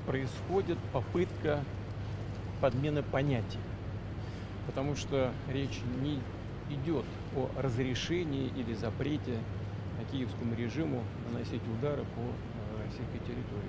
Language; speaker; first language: Russian; native; Russian